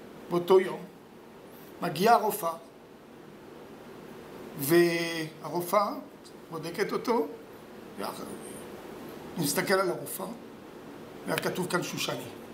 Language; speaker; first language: Hebrew; non-native, fluent; French